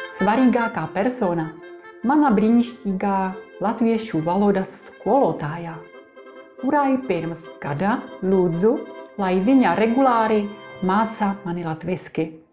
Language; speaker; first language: Latvian; non-native, learner; Czech